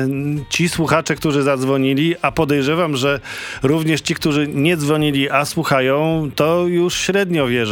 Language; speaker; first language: Polish; native; Polish